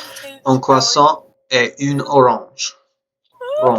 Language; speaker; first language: French; non-native, learner; English